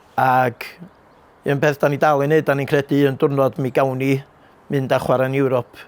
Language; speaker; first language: Welsh; native; Welsh